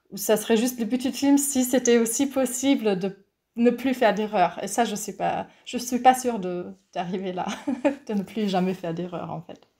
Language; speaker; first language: French; non-native, fluent; German